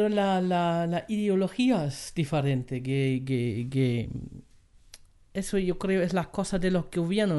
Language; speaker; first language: Spanish; non-native, fluent; German